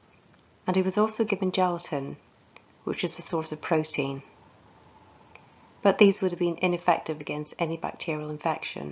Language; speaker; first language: English; native; English